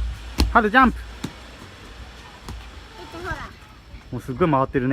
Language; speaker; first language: Japanese; native; Japanese